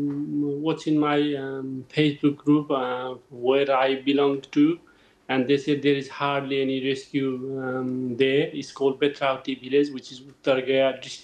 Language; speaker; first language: English; non-native, local second language; Nepali